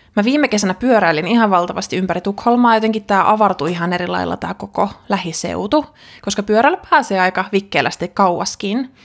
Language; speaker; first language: Finnish; native; Finnish